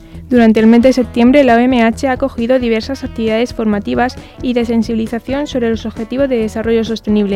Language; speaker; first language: Spanish; native; Spanish